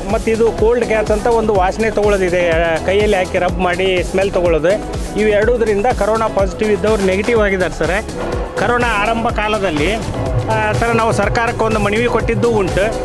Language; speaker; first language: Kannada; native; Kannada